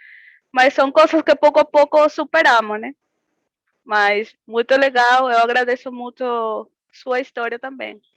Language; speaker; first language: Portuguese; non-native, fluent; Spanish